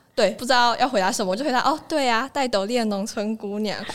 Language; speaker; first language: Chinese; native; Chinese